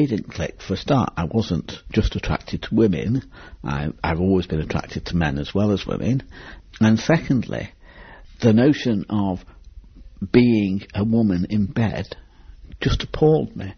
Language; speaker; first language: English; native; English